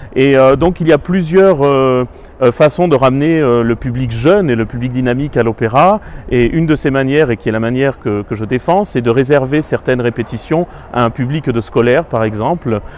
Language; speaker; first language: French; native; French